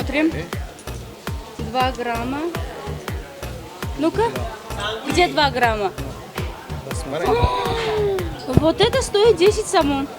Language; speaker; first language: Russian; non-native, local second language; Tajik